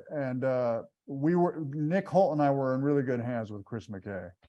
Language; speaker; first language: English; native; English